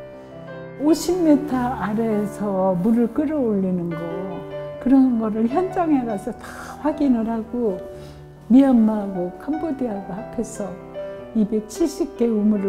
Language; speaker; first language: Korean; native; Korean